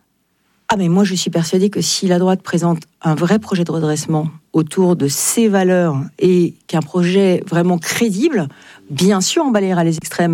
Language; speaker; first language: French; native; French